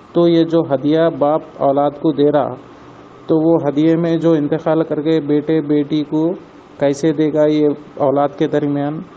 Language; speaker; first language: Hindi; native; Hindi